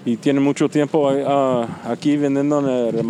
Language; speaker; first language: Spanish; early bilingual, heritage; Spanish